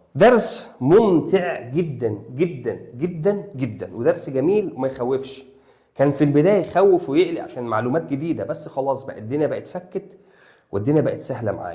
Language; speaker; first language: Arabic; native; Arabic